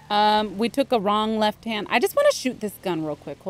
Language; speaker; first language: English; native; English